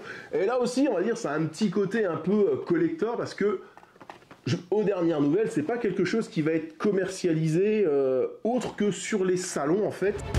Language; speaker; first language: French; native; French